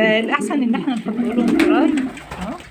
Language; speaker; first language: Arabic; native; Arabic